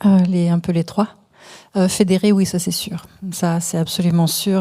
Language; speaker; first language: French; native; French